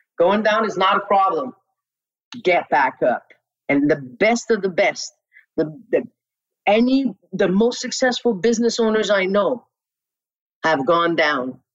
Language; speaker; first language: English; non-native, local second language; French